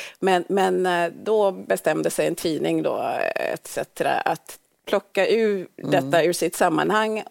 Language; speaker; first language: Swedish; early bilingual, other home language; Swahili